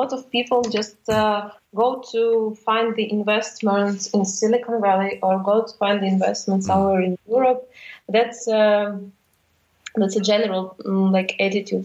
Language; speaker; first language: English; non-native, fluent; Ukrainian